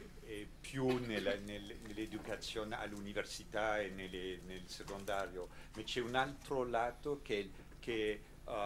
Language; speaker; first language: Italian; non-native, learner; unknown